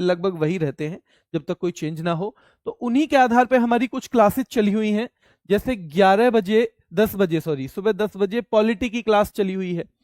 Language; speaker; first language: Hindi; native; Hindi